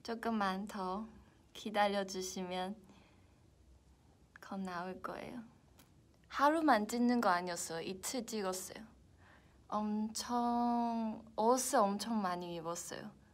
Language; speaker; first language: Korean; non-native, fluent; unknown